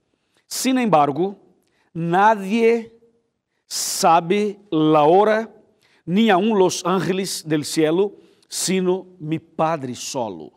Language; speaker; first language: Spanish; non-native, fluent; Portuguese